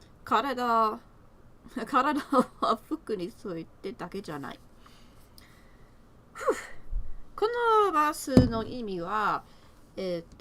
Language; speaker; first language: Japanese; non-native, learner; English